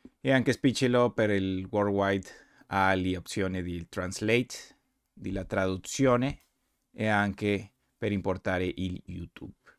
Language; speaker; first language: Italian; non-native, learner; Spanish